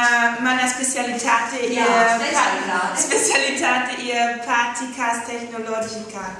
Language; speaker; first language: Latvian; non-native, learner; German